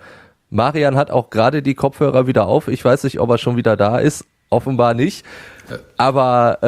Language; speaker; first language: German; native; German